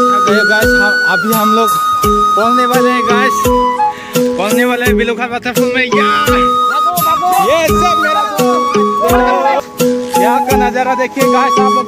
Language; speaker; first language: Hindi; non-native, local second language; Karbi